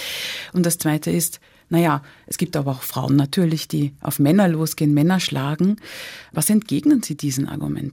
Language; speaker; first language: German; native; German